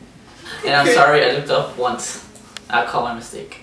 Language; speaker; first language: English; native; English